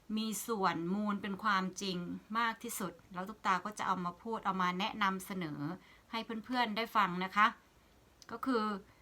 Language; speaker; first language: Thai; native; Thai